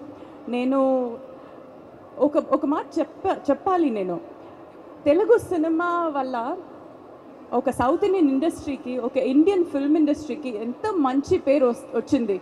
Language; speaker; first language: Telugu; non-native, fluent; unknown